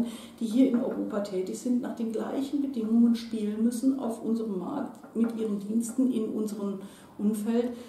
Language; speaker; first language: German; native; German